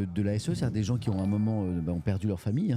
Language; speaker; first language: French; native; French